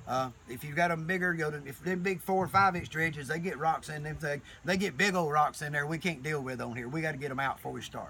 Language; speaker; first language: English; native; English